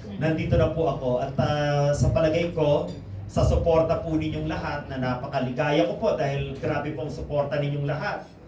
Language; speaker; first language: Filipino; native; Filipino